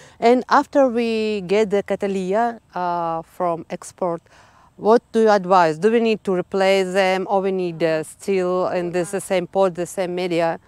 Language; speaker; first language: English; non-native, learner; Russian